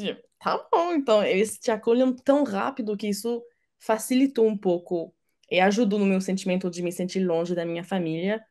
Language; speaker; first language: Portuguese; non-native, fluent; French